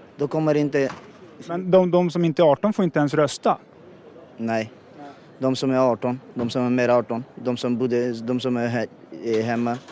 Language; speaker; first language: Swedish; non-native, learner; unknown